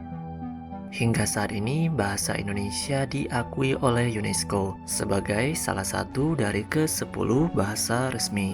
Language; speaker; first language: Indonesian; native; Indonesian